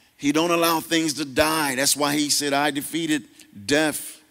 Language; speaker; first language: English; native; English